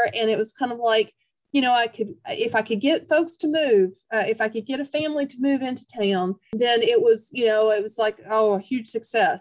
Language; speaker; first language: English; native; English